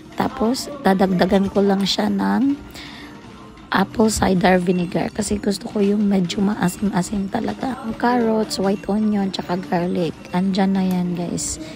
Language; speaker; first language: Filipino; non-native, local second language; Cebuano